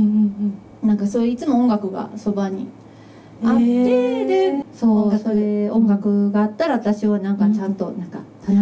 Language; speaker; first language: Japanese; native; Japanese